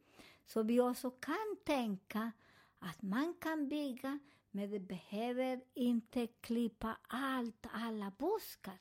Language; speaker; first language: Swedish; non-native, learner; Spanish